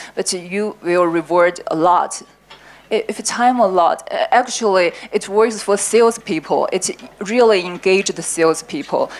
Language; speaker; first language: English; non-native, learner; Chinese